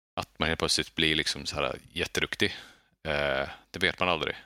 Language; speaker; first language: Swedish; native; Swedish